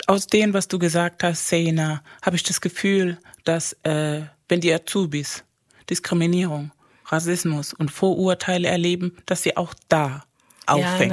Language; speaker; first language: German; non-native, fluent; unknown